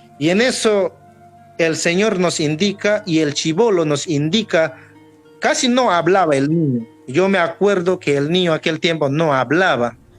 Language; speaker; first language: Spanish; non-native, local second language; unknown